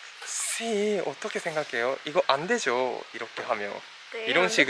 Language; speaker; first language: Korean; non-native, fluent; Japanese